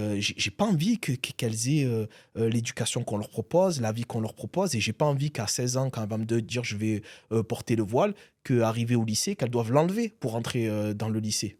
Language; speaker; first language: French; early bilingual, other home language; Arabic